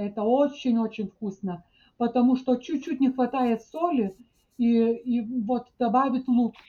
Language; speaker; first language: Russian; non-native, fluent; Lithuanian